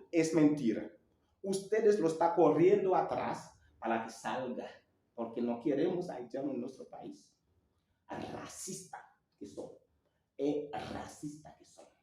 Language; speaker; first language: Spanish; non-native, learner; Haitian Creole